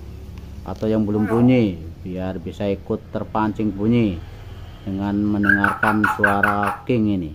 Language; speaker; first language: Indonesian; native; Indonesian